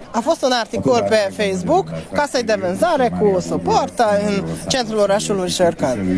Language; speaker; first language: Romanian; non-native, learner; Hungarian